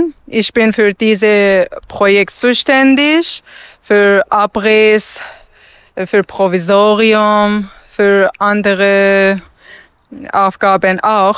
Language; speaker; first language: German; non-native, learner; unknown